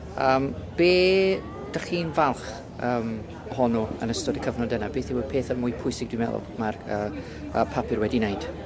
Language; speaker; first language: Welsh; non-native, local second language; English